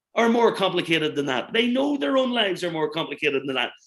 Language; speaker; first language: English; native; English